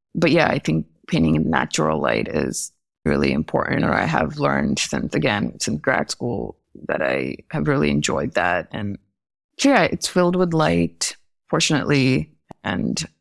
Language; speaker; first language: English; non-native, local second language; Hindi